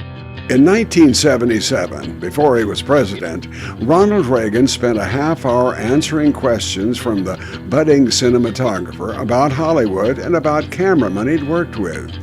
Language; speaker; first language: English; native; English